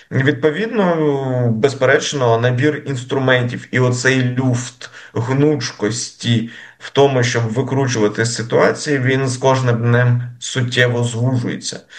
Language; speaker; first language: Ukrainian; native; Ukrainian